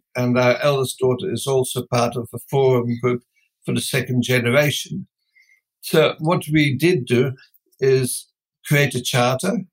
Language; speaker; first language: English; non-native, fluent; Dutch